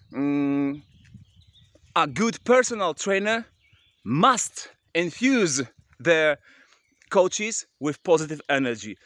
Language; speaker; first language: English; non-native, fluent; Polish